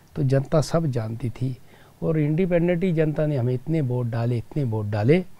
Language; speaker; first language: Hindi; native; Hindi